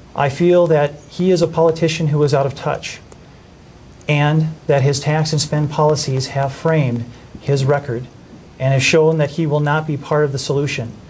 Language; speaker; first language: English; native; English